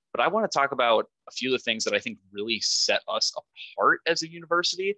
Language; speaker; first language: English; native; English